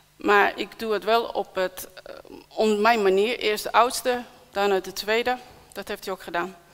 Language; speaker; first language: Dutch; non-native, fluent; Persian